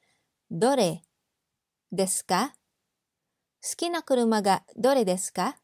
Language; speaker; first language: Japanese; non-native, fluent; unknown